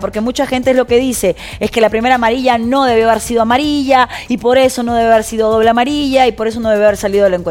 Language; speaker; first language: Spanish; native; Spanish